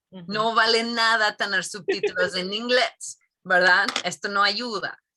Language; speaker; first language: Spanish; non-native, fluent; English